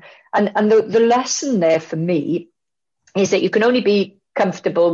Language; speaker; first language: English; native; English